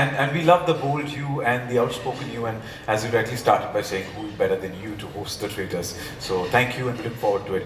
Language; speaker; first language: English; non-native, local second language; Hindi